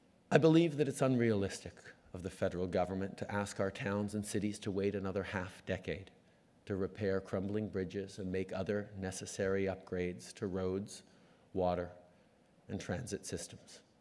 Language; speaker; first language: English; native; English